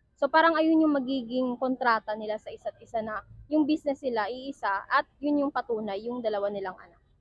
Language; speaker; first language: Filipino; native; Filipino